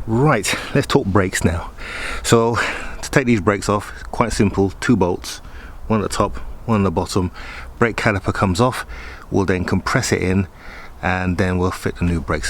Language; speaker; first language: English; native; English